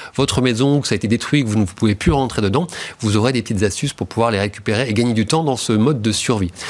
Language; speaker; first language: French; native; French